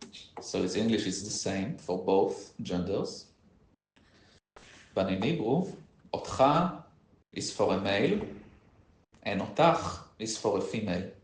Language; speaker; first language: English; non-native, learner; Hebrew